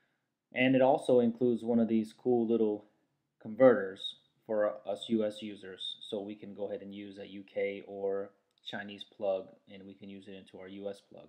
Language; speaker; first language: English; native; English